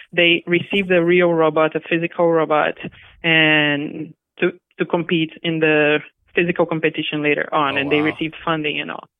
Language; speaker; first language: English; non-native, fluent; Portuguese